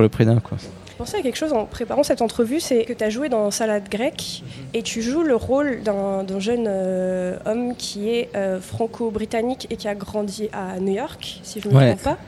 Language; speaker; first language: French; native; French